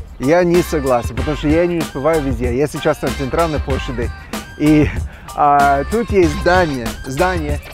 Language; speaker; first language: Russian; non-native, fluent; English